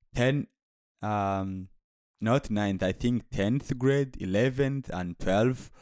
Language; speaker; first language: English; non-native, local second language; Kinyarwanda